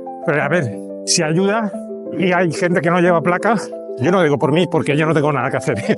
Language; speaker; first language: Spanish; native; Spanish